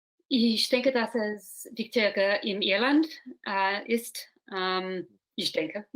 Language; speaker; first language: German; non-native, learner; English